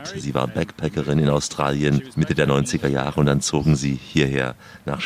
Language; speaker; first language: German; native; German